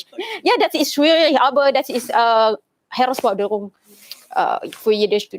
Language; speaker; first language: German; non-native, learner; Malay